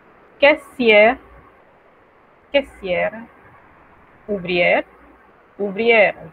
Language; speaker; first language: French; non-native, fluent; Spanish